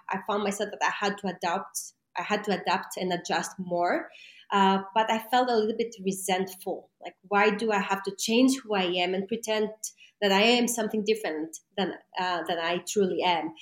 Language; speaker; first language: English; non-native, fluent; Greek